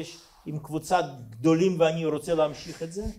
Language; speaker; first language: Hebrew; non-native, fluent; Russian